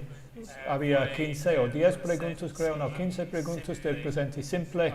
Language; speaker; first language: Spanish; non-native, fluent; English